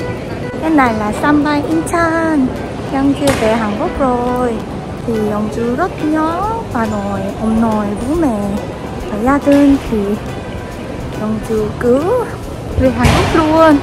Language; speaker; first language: Vietnamese; non-native, learner; Korean